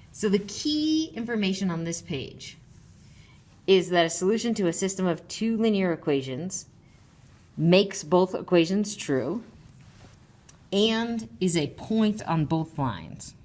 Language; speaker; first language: English; native; English